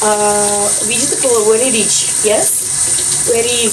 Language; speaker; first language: English; non-native, learner; Russian